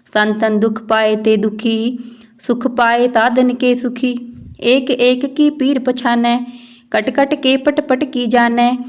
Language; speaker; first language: Hindi; non-native, local second language; Punjabi